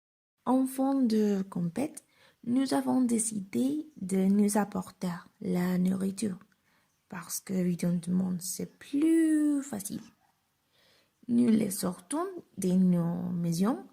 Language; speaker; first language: French; non-native, learner; Spanish